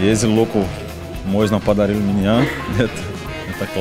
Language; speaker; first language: Russian; non-native, learner; Portuguese